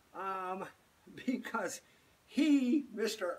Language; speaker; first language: English; native; English